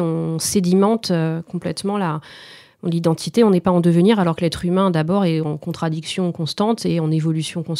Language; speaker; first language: French; native; French